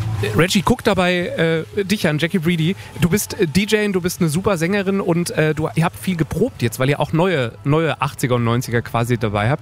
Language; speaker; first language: German; native; German